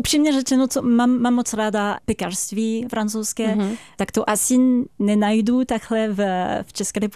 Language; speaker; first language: Czech; non-native, fluent; French